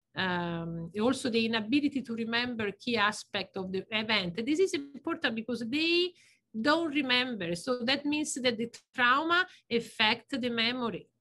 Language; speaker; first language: English; non-native, fluent; Italian